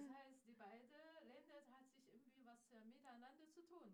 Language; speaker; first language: German; non-native, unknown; Chinese